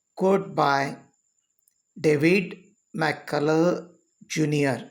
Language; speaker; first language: English; non-native, local second language; Marathi